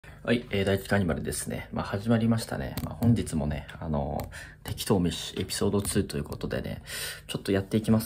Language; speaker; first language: Japanese; native; Japanese